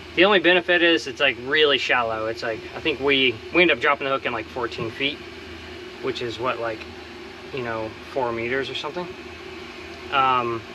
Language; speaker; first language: English; native; English